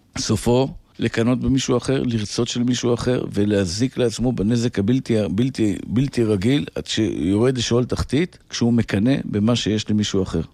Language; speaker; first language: Hebrew; native; Hebrew